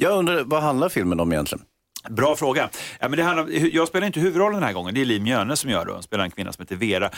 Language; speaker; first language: Swedish; native; Swedish